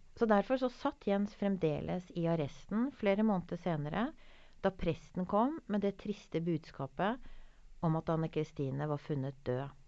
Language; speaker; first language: Norwegian; native; Norwegian